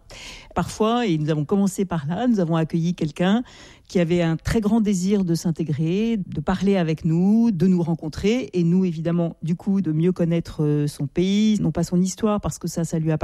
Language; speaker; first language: French; native; French